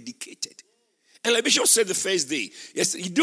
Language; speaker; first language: English; non-native, local second language; Akan